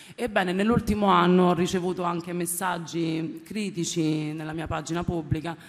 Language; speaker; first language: Italian; early bilingual, other home language; Amharic